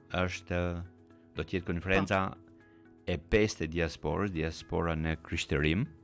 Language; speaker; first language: Albanian; early bilingual, heritage; Albanian